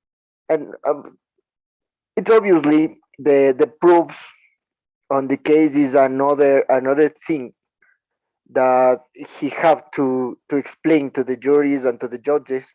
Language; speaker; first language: English; non-native, learner; Spanish